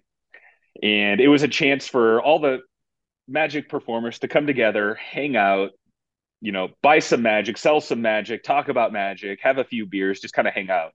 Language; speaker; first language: English; native; English